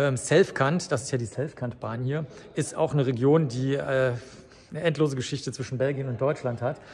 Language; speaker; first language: German; native; German